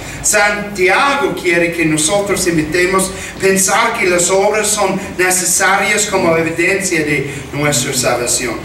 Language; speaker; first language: Spanish; non-native, fluent; English